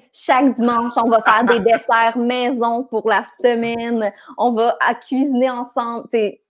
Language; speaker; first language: French; native; French